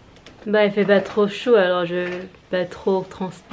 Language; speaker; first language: French; non-native, learner; English